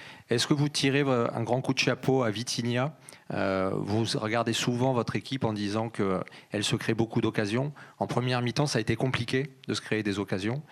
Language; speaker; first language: French; native; French